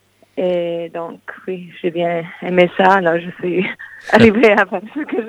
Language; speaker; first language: French; non-native, fluent; English